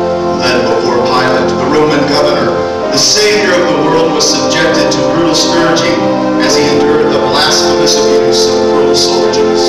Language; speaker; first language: English; native; English